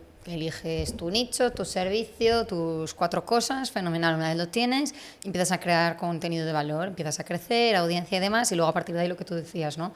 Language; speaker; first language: Spanish; native; Spanish